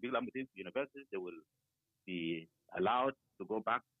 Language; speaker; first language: English; non-native, fluent; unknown